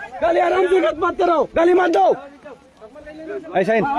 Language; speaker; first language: Hindi; non-native, learner; Bangla